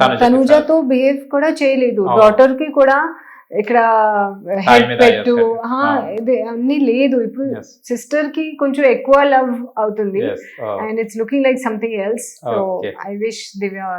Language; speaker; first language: Telugu; non-native, learner; Hindi